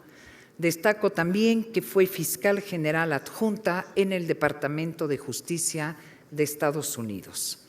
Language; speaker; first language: Spanish; native; Spanish